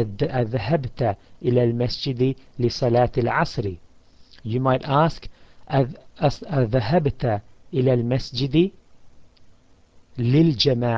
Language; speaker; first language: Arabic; non-native, fluent; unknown